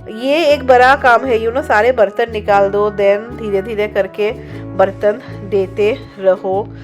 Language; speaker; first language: Hindi; non-native, local second language; Bangla